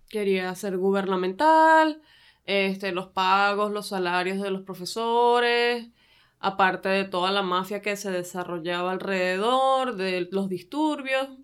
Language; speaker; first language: Spanish; native; Spanish